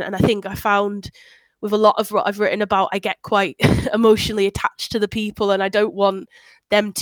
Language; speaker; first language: English; native; English